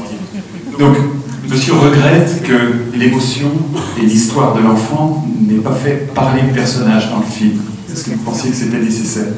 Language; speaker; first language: French; native; French